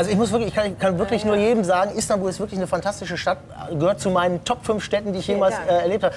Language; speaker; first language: German; native; German